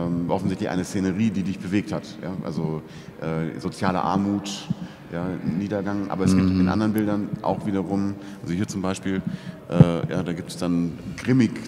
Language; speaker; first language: German; native; German